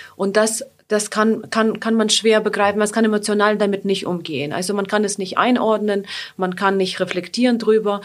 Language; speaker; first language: German; non-native, fluent; Ukrainian